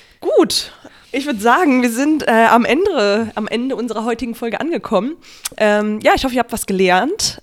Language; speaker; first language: German; native; German